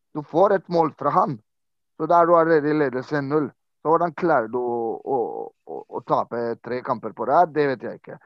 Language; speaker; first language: Norwegian; non-native, fluent; Croatian